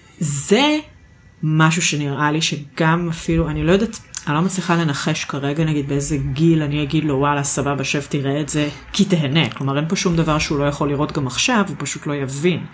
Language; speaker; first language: Hebrew; native; Hebrew